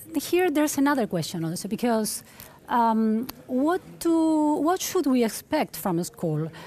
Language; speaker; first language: English; non-native, fluent; Spanish